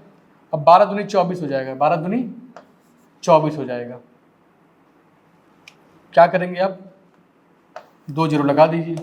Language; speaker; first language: Hindi; native; Hindi